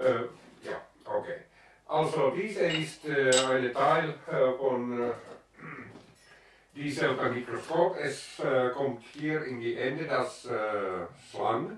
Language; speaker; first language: German; non-native, learner; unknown